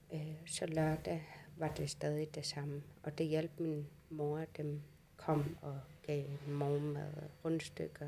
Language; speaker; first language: Danish; non-native, local second language; Kalaallisut